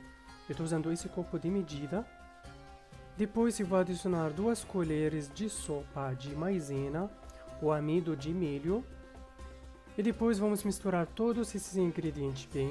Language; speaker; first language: Portuguese; non-native, fluent; Arabic